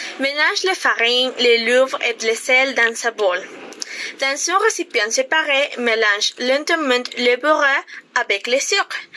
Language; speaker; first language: French; non-native, learner; Spanish